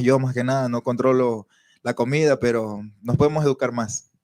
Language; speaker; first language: Spanish; native; Spanish